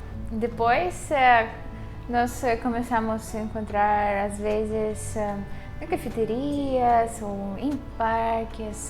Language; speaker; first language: Portuguese; non-native, fluent; Russian